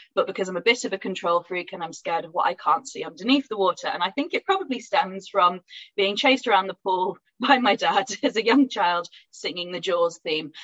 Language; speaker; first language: English; native; English